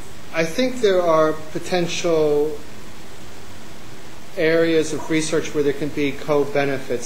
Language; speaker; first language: English; native; English